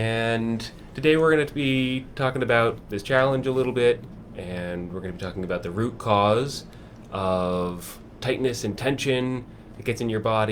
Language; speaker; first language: English; native; English